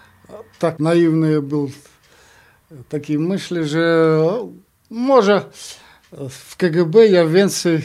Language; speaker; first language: Polish; non-native, fluent; Russian